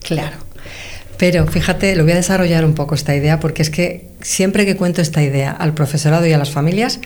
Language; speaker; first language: Spanish; native; Spanish